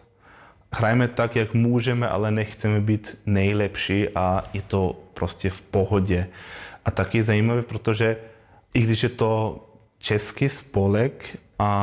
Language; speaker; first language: Czech; non-native, fluent; German